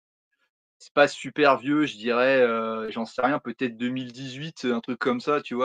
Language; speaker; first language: French; native; French